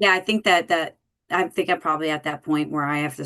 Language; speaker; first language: English; native; English